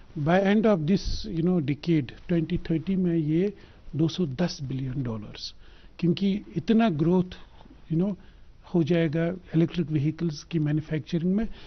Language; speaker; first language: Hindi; non-native, local second language; Kashmiri